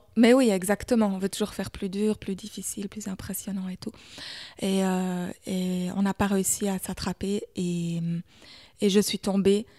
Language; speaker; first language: French; early bilingual, other home language; German